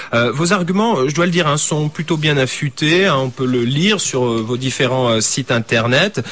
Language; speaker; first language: French; native; French